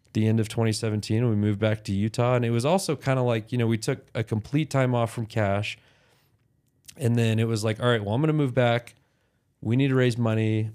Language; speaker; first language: English; native; English